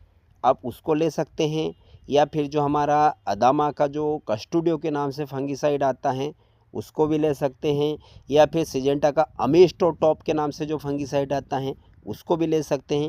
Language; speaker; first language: Hindi; native; Hindi